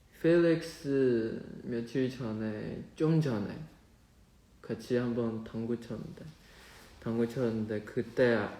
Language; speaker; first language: Korean; non-native, fluent; Chinese